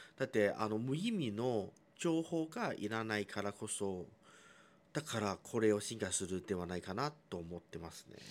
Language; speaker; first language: Japanese; non-native, fluent; Chinese